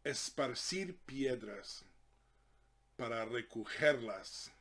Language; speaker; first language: Spanish; non-native, fluent; English